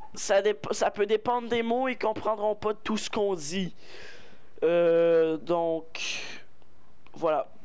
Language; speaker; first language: French; native; French